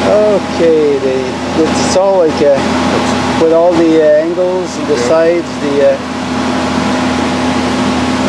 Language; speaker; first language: English; non-native, local second language; French